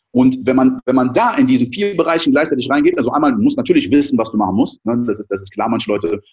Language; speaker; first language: German; early bilingual, other home language; French